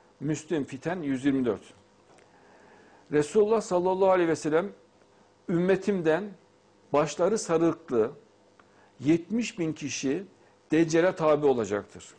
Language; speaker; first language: Turkish; native; Turkish